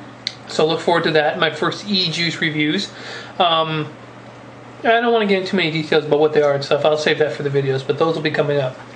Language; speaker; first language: English; native; English